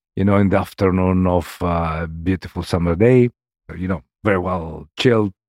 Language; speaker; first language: English; non-native, learner; Greek